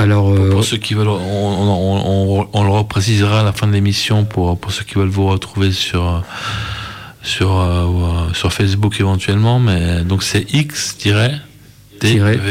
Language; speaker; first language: French; native; French